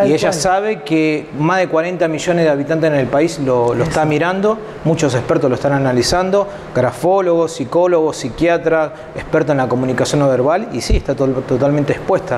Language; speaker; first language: Spanish; native; Spanish